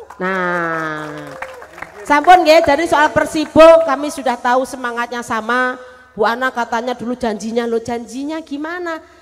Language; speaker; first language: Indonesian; non-native, local second language; Javanese